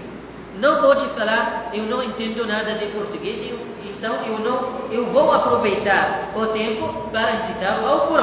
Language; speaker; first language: Portuguese; non-native, fluent; Arabic